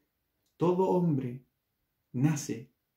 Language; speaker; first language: Spanish; native; Spanish